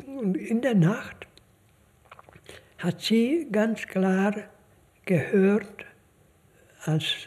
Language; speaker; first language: German; non-native, fluent; Hungarian